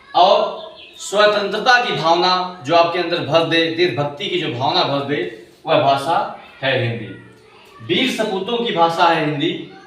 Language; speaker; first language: Hindi; native; Hindi